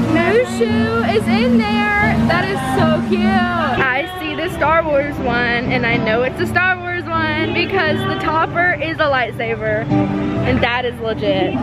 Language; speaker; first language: English; native; English